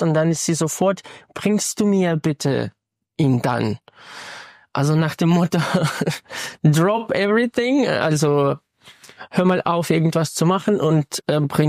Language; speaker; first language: German; non-native, fluent; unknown